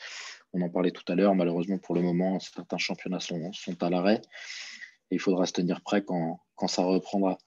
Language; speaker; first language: French; native; French